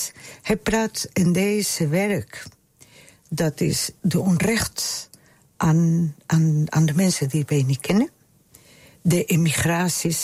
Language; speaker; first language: Dutch; non-native, fluent; Spanish